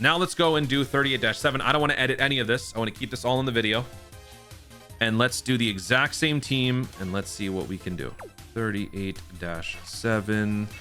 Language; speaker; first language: English; native; English